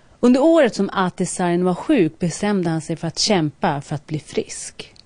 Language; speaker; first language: Swedish; native; Swedish